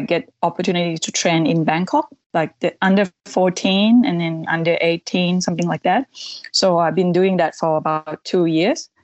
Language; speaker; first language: English; non-native, fluent; Thai